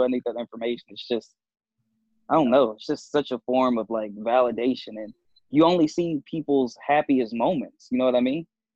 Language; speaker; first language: English; native; English